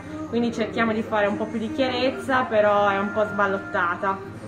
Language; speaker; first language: Italian; native; Italian